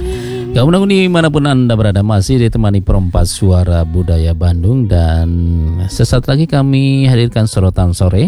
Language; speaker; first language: Indonesian; non-native, local second language; Sundanese